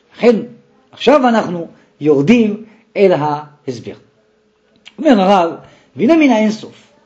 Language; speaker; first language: Hebrew; native; Hebrew